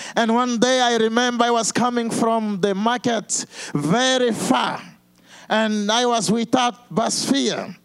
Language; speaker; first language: English; non-native, fluent; Portuguese